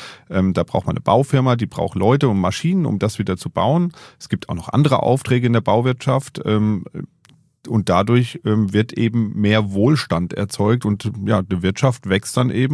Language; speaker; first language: German; native; German